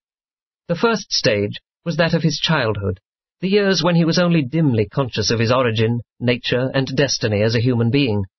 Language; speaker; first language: English; native; English